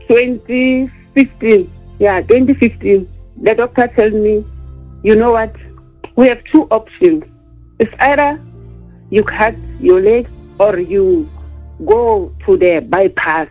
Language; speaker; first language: English; non-native, local second language; Southern Sotho